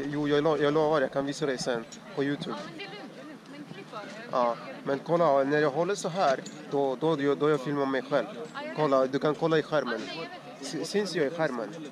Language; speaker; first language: Swedish; early bilingual, other home language; Russian